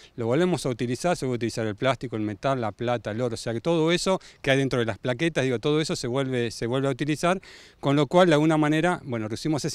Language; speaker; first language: Spanish; native; Spanish